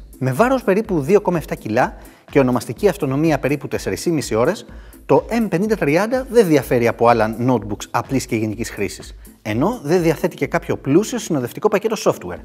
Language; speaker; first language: Greek; native; Greek